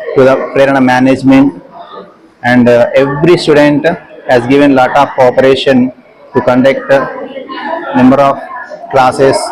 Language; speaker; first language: English; non-native, local second language; Telugu